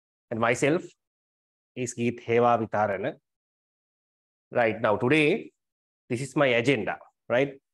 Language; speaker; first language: English; non-native, local second language; Sinhala